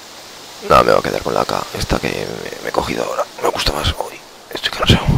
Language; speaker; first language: Spanish; native; Spanish